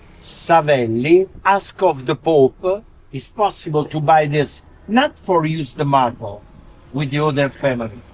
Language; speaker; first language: English; non-native, learner; Italian